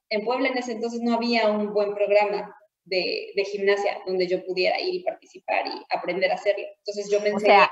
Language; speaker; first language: Spanish; native; Spanish